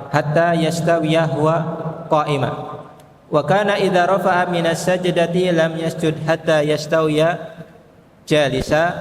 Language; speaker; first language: Arabic; non-native, fluent; Indonesian